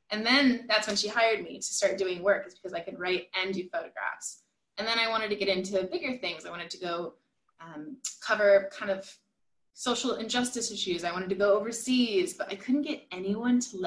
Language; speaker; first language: English; native; English